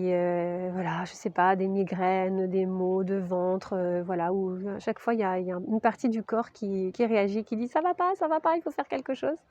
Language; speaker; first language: French; native; French